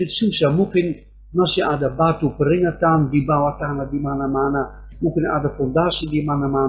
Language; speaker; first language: Indonesian; non-native, fluent; Dutch